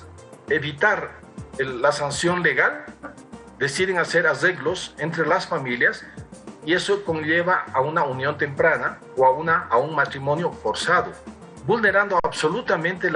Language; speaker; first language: Spanish; native; Spanish